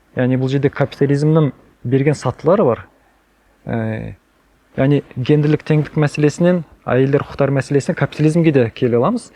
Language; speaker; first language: Kazakh; native; Kazakh